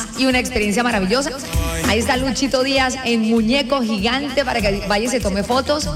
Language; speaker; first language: Spanish; native; Spanish